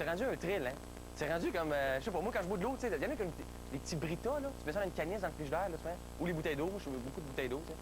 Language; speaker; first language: French; native; French